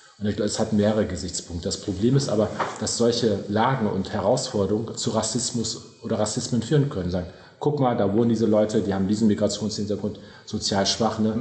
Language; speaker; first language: German; native; German